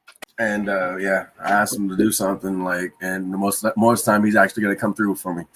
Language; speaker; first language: English; native; English